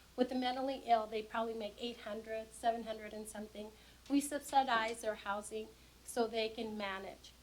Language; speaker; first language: English; native; English